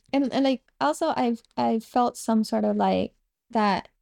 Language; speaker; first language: English; non-native, fluent; Spanish